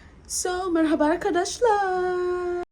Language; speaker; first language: Turkish; non-native, learner; Filipino